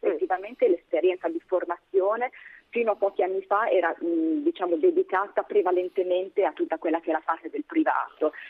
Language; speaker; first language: Italian; native; Italian